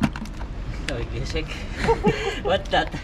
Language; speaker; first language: English; non-native, local second language; Filipino